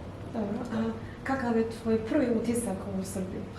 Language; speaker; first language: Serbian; non-native, fluent; Chinese